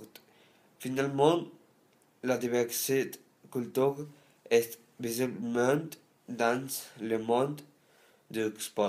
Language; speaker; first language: French; non-native, learner; Spanish